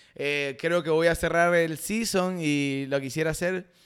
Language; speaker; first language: Spanish; native; Spanish